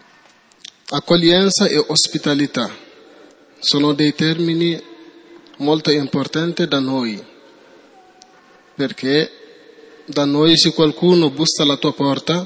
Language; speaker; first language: Italian; non-native, learner; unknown